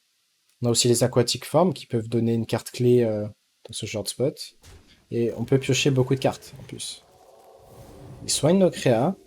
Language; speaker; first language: French; native; French